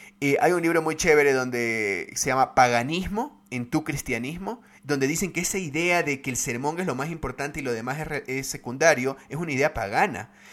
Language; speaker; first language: Spanish; native; Spanish